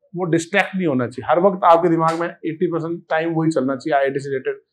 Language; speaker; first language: Hindi; native; Hindi